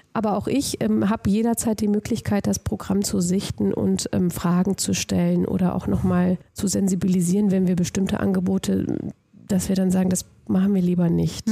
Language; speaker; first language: German; native; German